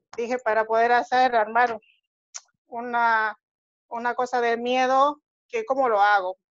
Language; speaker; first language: Spanish; native; Spanish